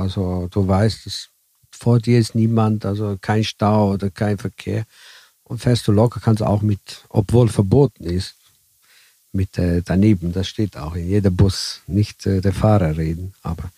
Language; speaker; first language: German; early bilingual, heritage; Italian